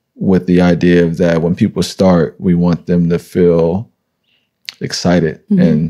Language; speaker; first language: English; native; English